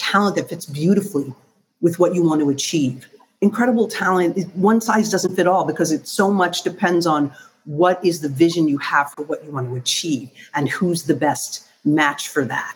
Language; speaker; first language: English; native; English